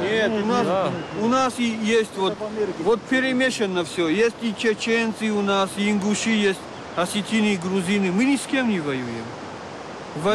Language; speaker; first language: Russian; native; Russian